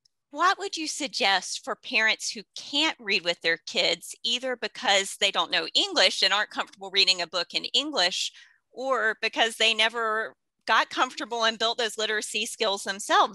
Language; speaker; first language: English; native; English